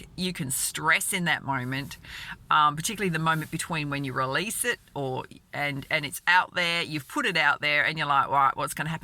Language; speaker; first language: English; native; English